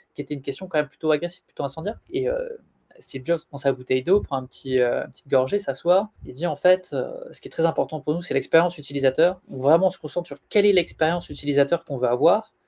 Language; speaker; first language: French; native; French